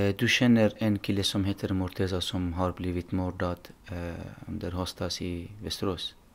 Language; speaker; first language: Swedish; non-native, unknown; Persian